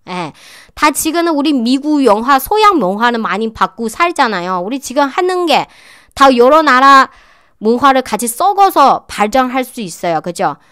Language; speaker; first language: Korean; non-native, fluent; Chinese